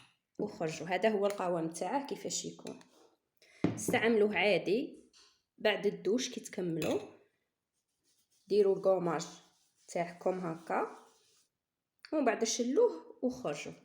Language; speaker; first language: Arabic; native; Arabic